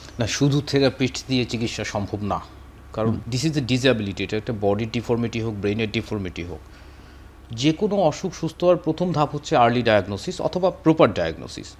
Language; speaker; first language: Bangla; native; Bangla